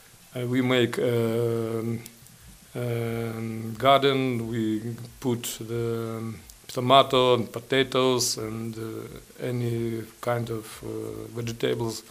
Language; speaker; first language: English; non-native, learner; Ukrainian